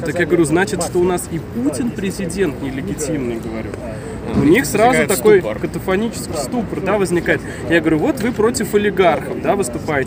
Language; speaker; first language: Russian; native; Russian